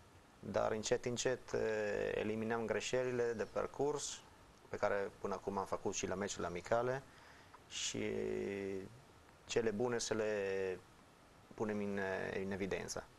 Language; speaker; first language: Romanian; non-native, fluent; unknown